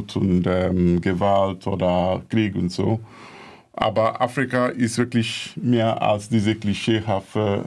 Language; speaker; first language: German; non-native, fluent; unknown